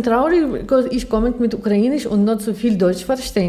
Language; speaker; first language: German; non-native, learner; Ukrainian